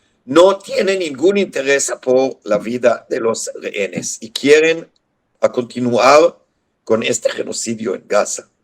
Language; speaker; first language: Spanish; non-native, fluent; Hebrew